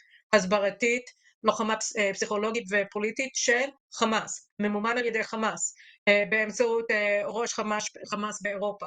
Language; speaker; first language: Hebrew; native; Hebrew